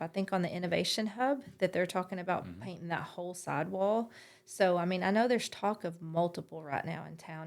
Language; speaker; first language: English; native; English